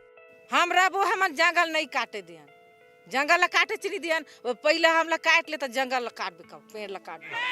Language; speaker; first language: Hindi; non-native, local second language; Chhattisgarhi